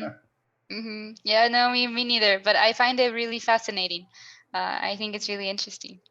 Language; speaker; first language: English; non-native, fluent; Spanish